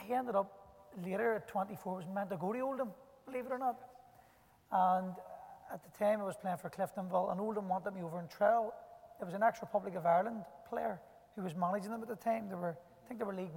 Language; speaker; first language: English; native; English